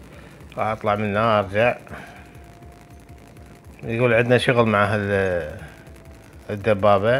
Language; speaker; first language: Arabic; native; Arabic